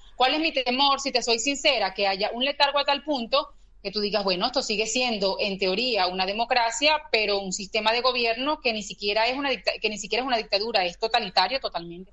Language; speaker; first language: Spanish; native; Spanish